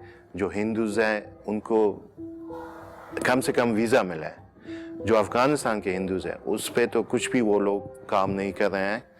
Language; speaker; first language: Hindi; non-native, fluent; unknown